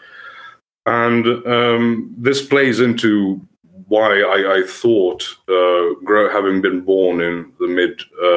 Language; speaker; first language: English; non-native, fluent; Serbian